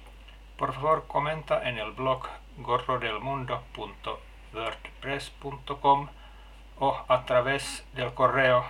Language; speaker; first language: Spanish; non-native, learner; Finnish